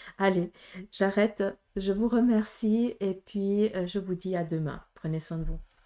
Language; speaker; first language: French; native; French